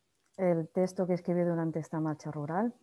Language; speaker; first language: Spanish; native; Spanish